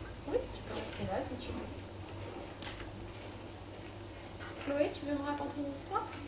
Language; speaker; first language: French; native; French